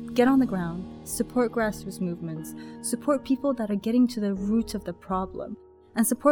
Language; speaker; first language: English; native; English